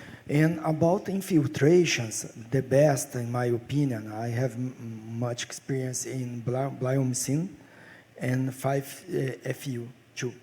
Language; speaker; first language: English; non-native, fluent; Portuguese